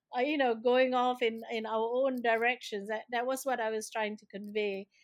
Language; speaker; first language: English; non-native, local second language; Malay